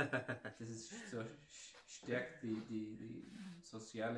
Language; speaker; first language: German; non-native, fluent; Arabic